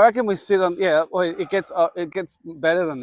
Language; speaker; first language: English; native; English